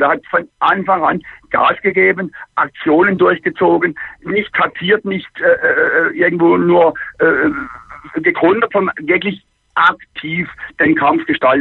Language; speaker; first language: German; native; German